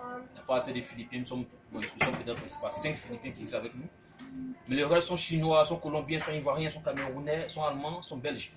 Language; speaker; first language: French; native; French